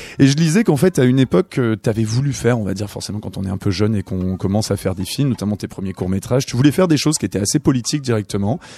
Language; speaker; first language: French; native; French